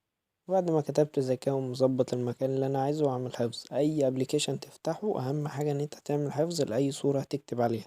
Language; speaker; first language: Arabic; native; Arabic